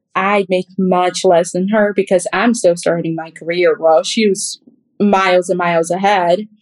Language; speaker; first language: English; non-native, fluent; Portuguese